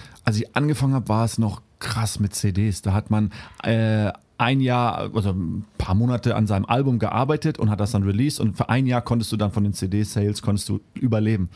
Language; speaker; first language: German; early bilingual, heritage; German